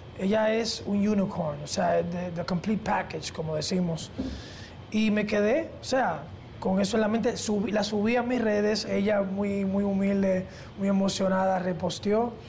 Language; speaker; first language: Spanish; early bilingual, heritage; Spanish